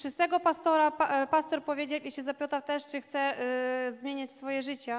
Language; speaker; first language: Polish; non-native, learner; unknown